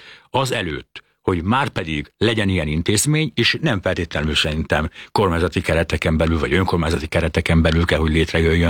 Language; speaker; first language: Hungarian; native; Hungarian